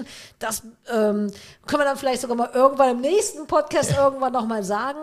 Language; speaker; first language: German; native; German